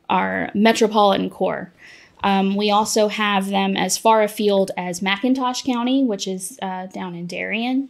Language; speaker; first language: English; native; English